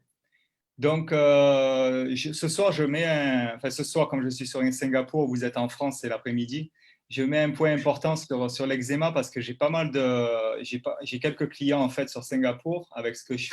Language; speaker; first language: French; native; French